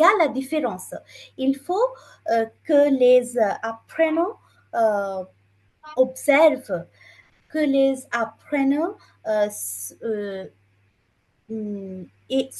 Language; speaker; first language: French; non-native, fluent; Bangla